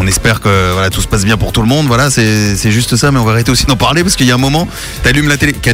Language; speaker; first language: French; native; French